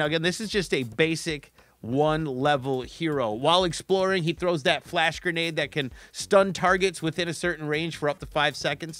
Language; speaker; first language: English; native; English